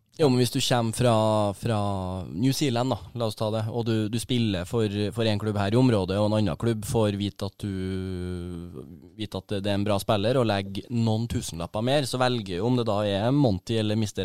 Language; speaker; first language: Norwegian; native; Norwegian